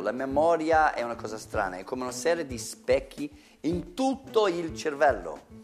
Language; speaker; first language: Italian; non-native, fluent; English